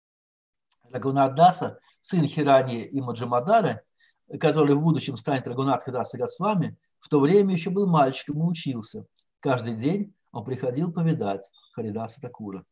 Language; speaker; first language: Russian; native; Russian